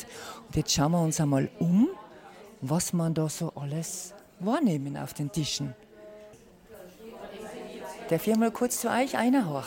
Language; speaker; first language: German; native; German